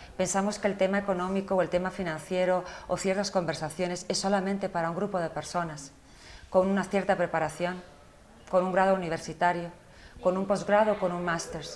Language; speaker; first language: Spanish; early bilingual, heritage; Spanish